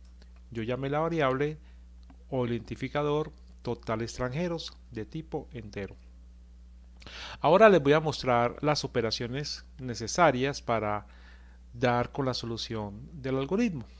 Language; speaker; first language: Spanish; native; Spanish